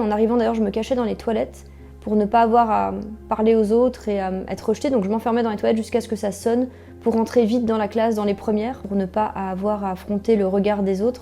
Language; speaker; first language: French; native; French